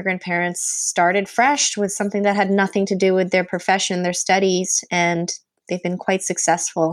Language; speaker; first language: English; non-native, fluent; Punjabi